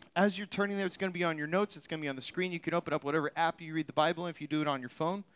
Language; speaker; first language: English; native; English